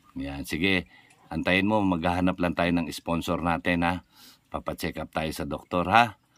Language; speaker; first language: Filipino; native; Filipino